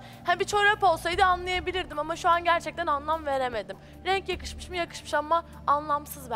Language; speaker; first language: Turkish; native; Turkish